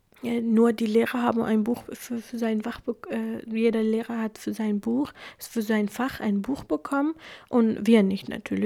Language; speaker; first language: German; non-native, fluent; Kurdish